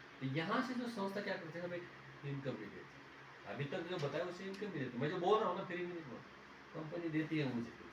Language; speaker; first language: Hindi; non-native, local second language; Marathi